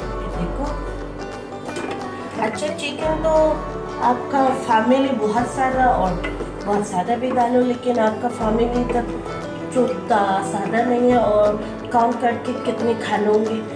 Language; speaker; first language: Hindi; non-native, learner; Filipino